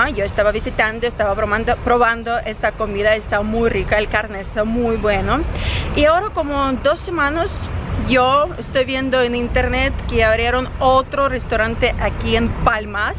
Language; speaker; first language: Spanish; non-native, learner; Russian